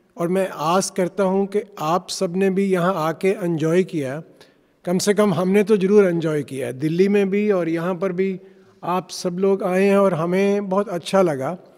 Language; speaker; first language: Hindi; non-native, local second language; Punjabi